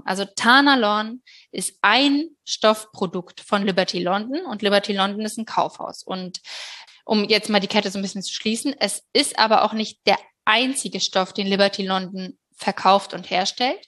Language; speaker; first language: German; native; German